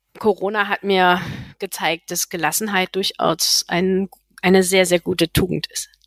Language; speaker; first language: German; native; German